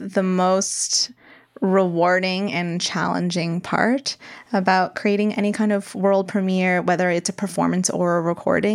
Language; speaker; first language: English; native; English